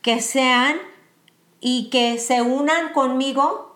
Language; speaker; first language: Spanish; early bilingual, heritage; Spanish